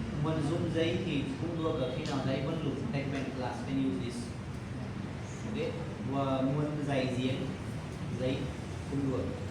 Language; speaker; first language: Vietnamese; non-native, learner; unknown